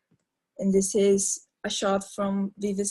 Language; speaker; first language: English; non-native, fluent; Portuguese